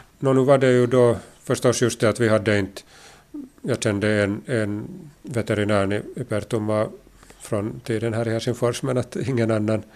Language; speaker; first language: Swedish; native; Swedish